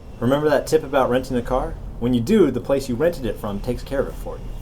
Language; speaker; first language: English; native; English